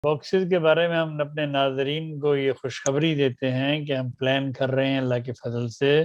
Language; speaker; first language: Urdu; native; Urdu